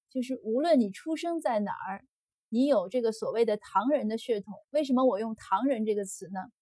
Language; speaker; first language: Chinese; native; Chinese